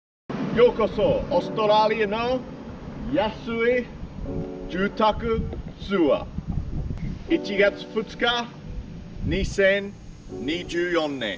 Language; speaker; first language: Japanese; non-native, learner; English